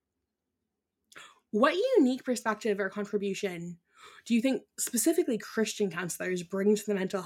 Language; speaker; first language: English; non-native, local second language; Irish